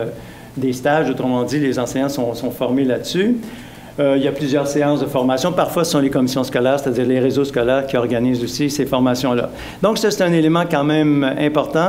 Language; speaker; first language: French; native; French